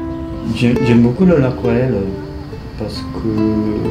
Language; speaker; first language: French; non-native, fluent; Japanese